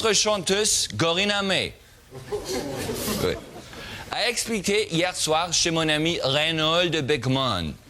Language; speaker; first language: French; non-native, learner; German